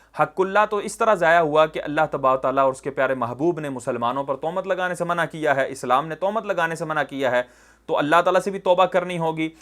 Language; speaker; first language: Urdu; non-native, local second language; Punjabi